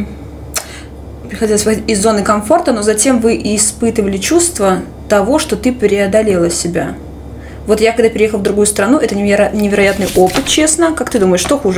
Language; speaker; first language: Russian; native; Russian